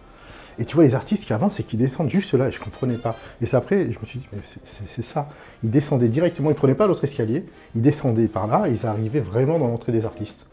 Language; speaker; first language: French; native; French